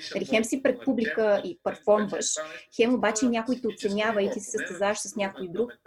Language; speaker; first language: Bulgarian; native; Bulgarian